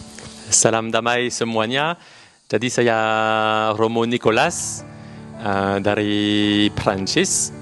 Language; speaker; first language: Indonesian; non-native, learner; French